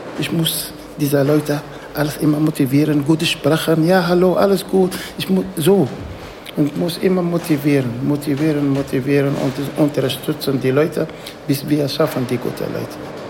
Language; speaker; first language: German; non-native, learner; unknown